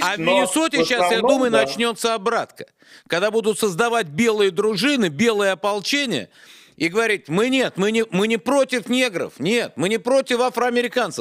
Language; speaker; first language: Russian; native; Russian